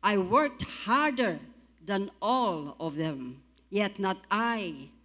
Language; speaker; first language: English; non-native, local second language; Filipino